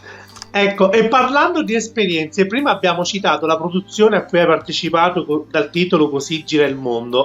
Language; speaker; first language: Italian; native; Italian